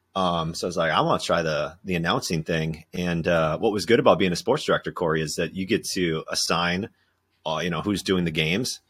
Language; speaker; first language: English; native; English